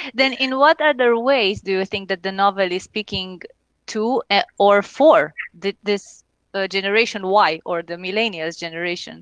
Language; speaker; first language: English; non-native, fluent; Romanian